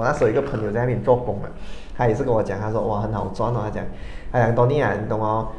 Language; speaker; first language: Chinese; native; Chinese